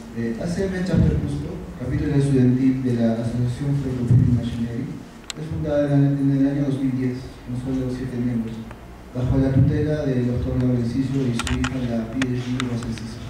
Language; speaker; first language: Spanish; native; Spanish